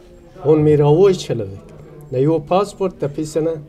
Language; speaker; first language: Russian; non-native, learner; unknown